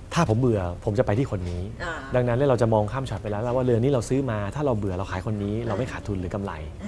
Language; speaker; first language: Thai; native; Thai